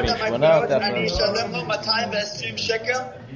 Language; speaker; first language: Hebrew; non-native, fluent; English